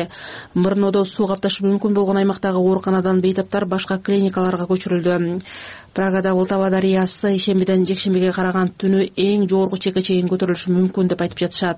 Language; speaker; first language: Kyrgyz; native; Kyrgyz